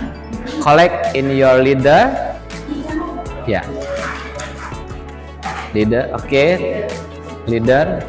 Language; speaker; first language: English; non-native, learner; Indonesian